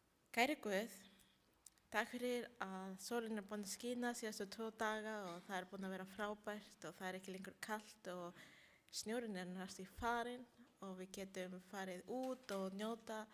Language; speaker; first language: Icelandic; non-native, learner; Spanish